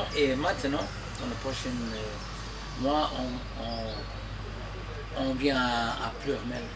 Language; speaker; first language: French; non-native, fluent; English